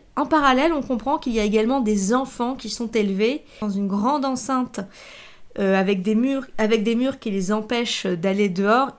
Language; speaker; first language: French; native; French